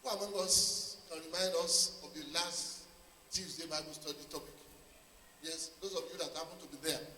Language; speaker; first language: English; non-native, local second language; Yoruba